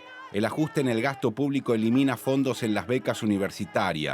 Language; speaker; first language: Spanish; native; Spanish